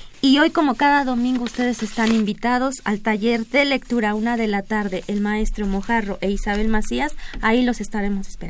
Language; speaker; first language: Spanish; native; Spanish